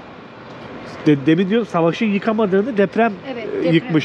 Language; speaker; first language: Turkish; native; Turkish